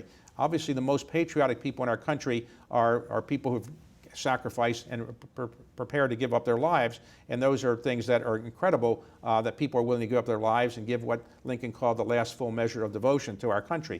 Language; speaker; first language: English; native; English